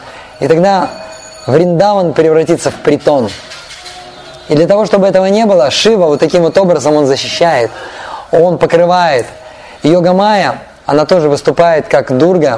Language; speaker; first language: Russian; native; Russian